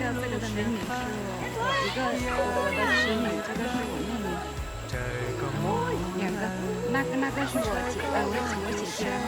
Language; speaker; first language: Chinese; non-native, learner; Vietnamese